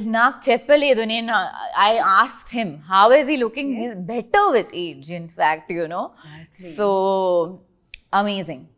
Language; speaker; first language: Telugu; non-native, learner; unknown